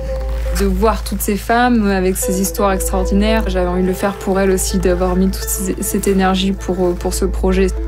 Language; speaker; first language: French; native; French